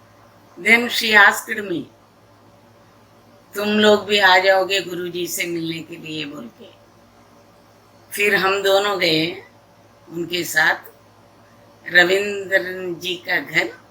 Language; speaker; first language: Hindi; non-native, local second language; Telugu